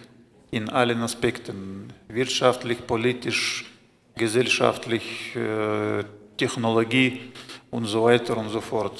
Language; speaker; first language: German; non-native, fluent; Russian